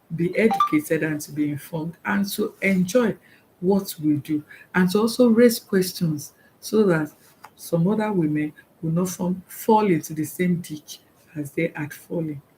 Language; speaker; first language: English; non-native, local second language; Yoruba